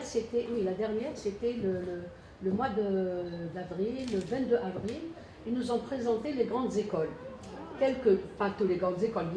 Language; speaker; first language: French; non-native, local second language; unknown